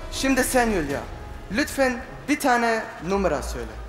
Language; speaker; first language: Turkish; non-native, learner; German